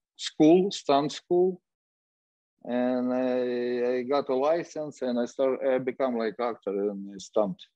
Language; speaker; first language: English; non-native, fluent; Russian